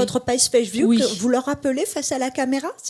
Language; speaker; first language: French; native; French